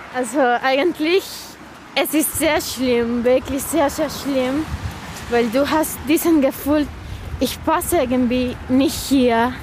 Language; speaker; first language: German; non-native, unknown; Spanish